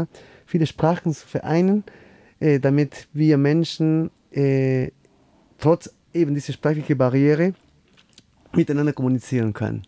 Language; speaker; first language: German; non-native, fluent; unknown